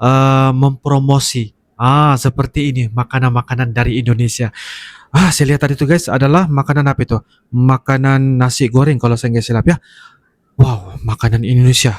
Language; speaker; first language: Indonesian; non-native, local second language; Malay